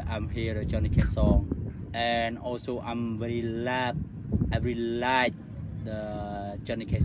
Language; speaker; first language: English; non-native, learner; Khmer